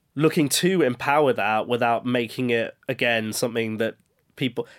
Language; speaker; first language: English; native; English